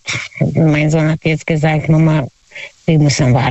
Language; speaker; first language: German; non-native, learner; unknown